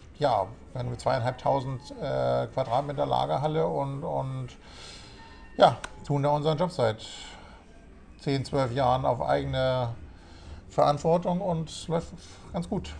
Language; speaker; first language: German; native; German